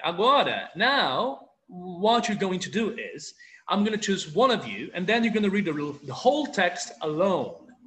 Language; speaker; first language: English; non-native, fluent; Portuguese